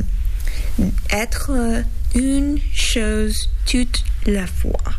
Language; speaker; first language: French; non-native, learner; English